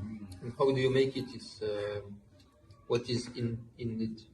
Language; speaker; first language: English; non-native, learner; Dutch